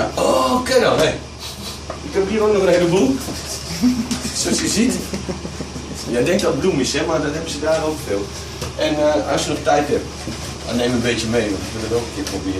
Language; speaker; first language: Dutch; native; Dutch